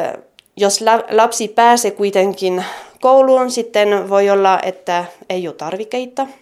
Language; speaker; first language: Finnish; non-native, fluent; French